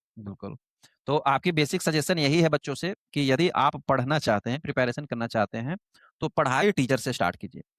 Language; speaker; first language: Hindi; native; Hindi